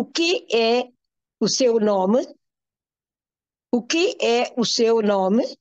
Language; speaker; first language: Portuguese; non-native, fluent; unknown